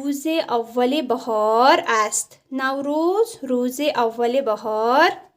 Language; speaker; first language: Persian; non-native, fluent; Urdu